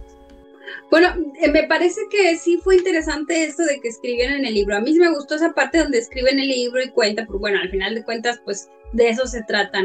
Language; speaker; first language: Spanish; native; Spanish